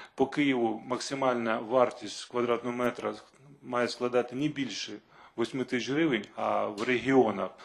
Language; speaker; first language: Ukrainian; non-native, local second language; Russian